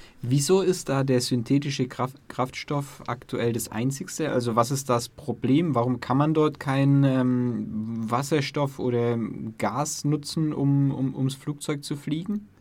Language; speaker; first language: German; native; German